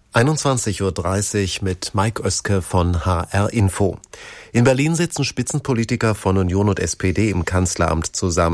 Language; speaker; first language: German; native; German